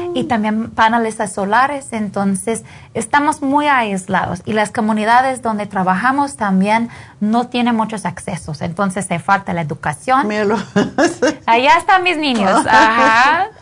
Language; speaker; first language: Spanish; non-native, fluent; English